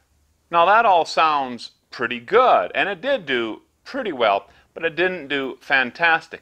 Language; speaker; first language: English; native; English